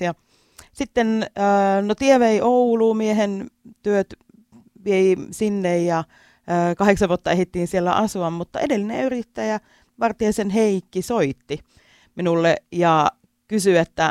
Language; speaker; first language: Finnish; native; Finnish